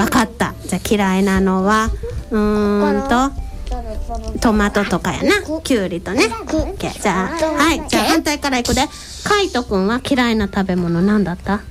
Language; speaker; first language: Japanese; native; Japanese